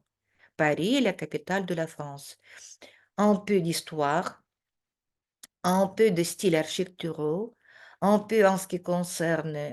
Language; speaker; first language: French; non-native, fluent; Russian